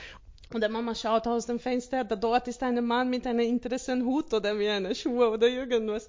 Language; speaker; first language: German; non-native, learner; Hungarian